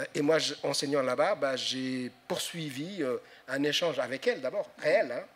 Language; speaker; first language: French; non-native, local second language; Somali